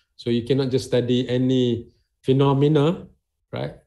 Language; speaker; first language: English; non-native, local second language; Malay